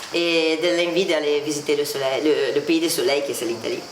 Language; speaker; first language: French; non-native, fluent; Italian